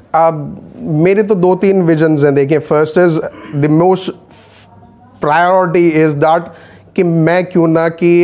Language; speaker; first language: Hindi; native; Hindi